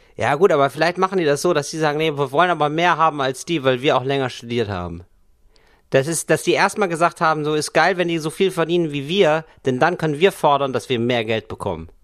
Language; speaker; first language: German; native; German